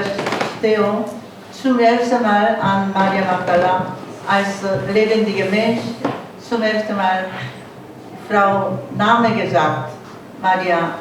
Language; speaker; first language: German; non-native, fluent; Korean